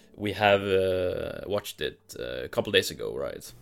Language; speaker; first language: English; non-native, fluent; Norwegian